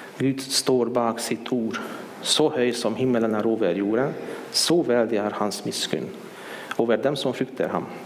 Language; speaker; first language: Swedish; non-native, fluent; Hungarian